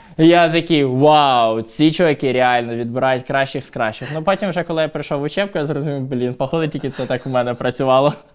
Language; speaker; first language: Ukrainian; non-native, local second language; Russian